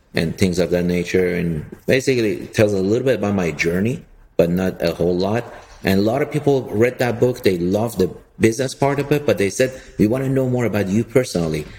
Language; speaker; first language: English; early bilingual, other home language; Persian